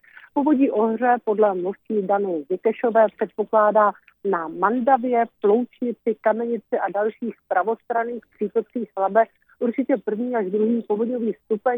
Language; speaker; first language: Czech; native; Czech